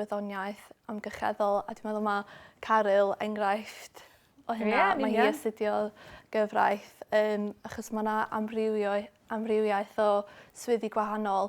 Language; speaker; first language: Welsh; non-native, local second language; English